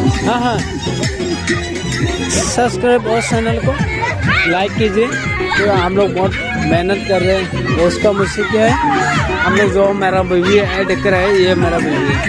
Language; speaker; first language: Hindi; non-native, local second language; Assamese